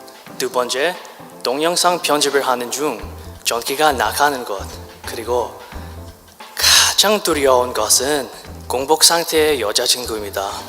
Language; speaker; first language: Korean; non-native, learner; English